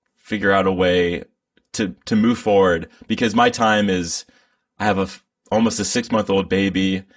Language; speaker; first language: English; native; English